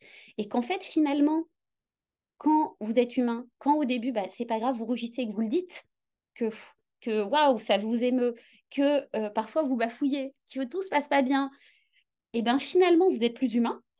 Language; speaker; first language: French; native; French